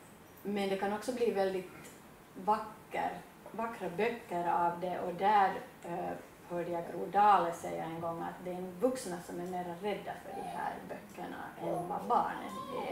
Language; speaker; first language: Swedish; native; Swedish